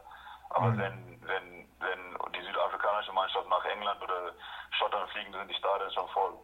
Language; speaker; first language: German; non-native, fluent; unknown